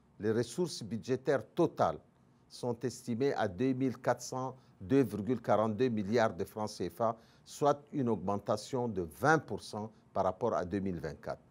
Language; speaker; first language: French; non-native, local second language; Arabic